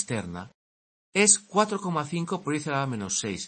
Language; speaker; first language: Spanish; native; Spanish